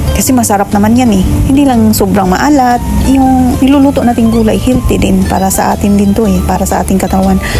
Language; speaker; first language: Filipino; non-native, local second language; Cebuano